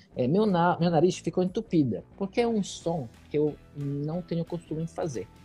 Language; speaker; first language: Portuguese; non-native, fluent; Italian